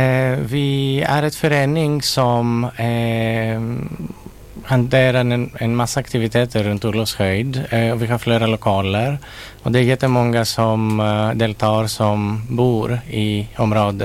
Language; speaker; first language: Swedish; non-native, fluent; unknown